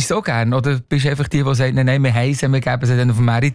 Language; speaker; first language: German; native; German